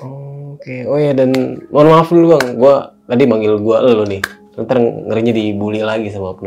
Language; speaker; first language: Indonesian; native; Indonesian